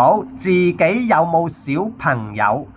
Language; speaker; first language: Cantonese; native; Cantonese